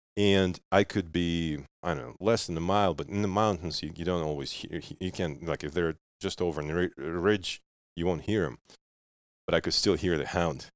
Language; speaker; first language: English; non-native, fluent; Russian